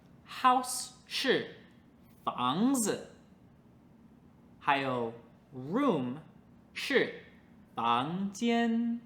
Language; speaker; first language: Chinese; non-native, fluent; English